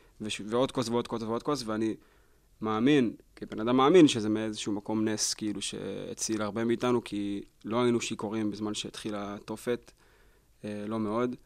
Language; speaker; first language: Hebrew; native; Hebrew